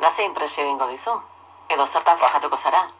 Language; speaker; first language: Basque; native; Basque